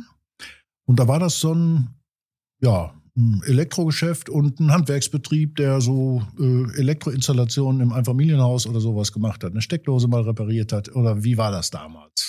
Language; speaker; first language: German; native; German